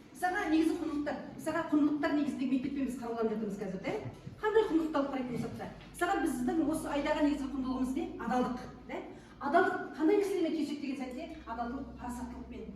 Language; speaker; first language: Kazakh; native; Kazakh